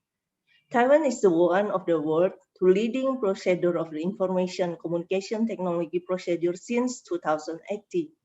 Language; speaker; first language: English; non-native, learner; Indonesian